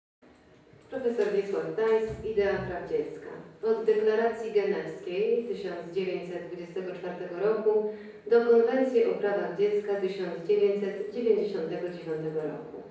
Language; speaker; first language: Polish; native; Polish